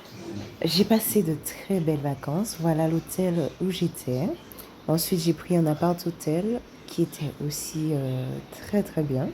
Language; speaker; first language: French; native; French